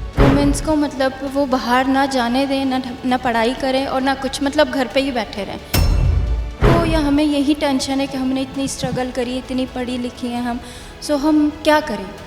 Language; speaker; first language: Hindi; non-native, fluent; Persian